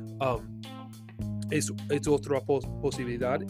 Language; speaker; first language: Spanish; non-native, learner; English